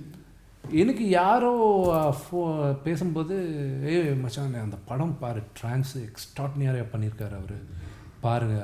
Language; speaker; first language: Tamil; non-native, local second language; Telugu